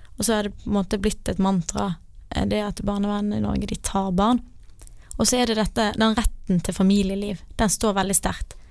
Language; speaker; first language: Norwegian; native; Norwegian